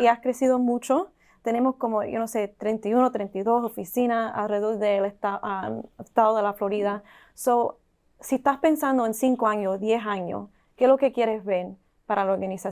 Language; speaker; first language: Spanish; early bilingual, heritage; Spanish